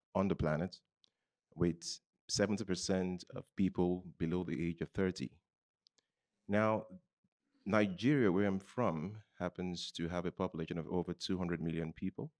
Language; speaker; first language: English; non-native, local second language; Yoruba